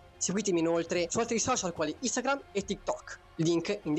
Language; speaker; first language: Italian; native; Italian